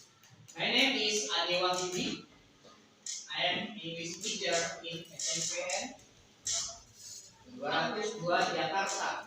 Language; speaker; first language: English; non-native, learner; Indonesian